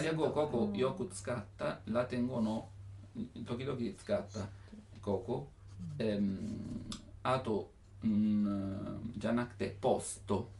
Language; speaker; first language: Japanese; non-native, learner; Italian